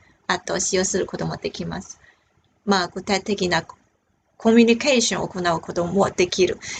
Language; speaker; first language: Japanese; non-native, fluent; Chinese